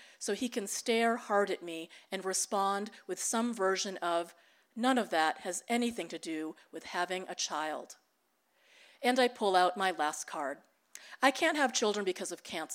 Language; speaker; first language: English; early bilingual, other home language; Filipino